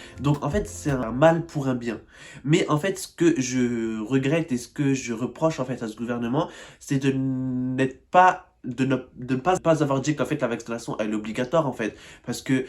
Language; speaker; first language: French; native; French